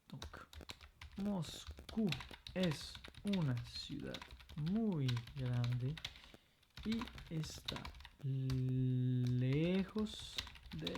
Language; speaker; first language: Spanish; non-native, fluent; French